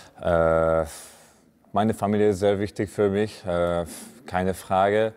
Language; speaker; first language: German; non-native, fluent; Hungarian